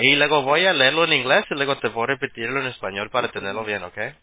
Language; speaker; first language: Spanish; early bilingual, heritage; Spanish